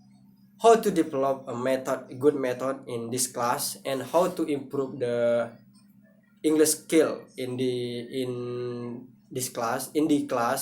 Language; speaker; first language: English; non-native, learner; Indonesian